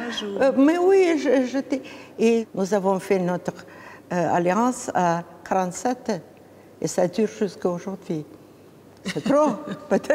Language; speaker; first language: French; non-native, fluent; Russian